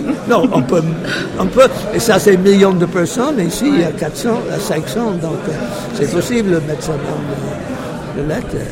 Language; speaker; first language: French; non-native, fluent; English